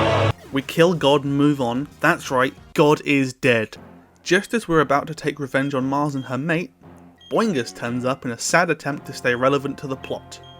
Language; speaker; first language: English; native; English